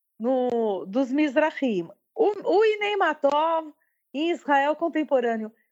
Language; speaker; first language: Portuguese; early bilingual, other home language; French